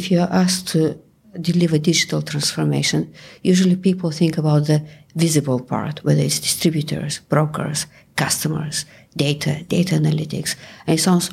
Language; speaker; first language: English; non-native, fluent; Bulgarian